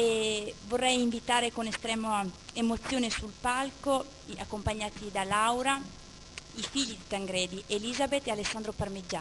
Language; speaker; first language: Italian; native; Italian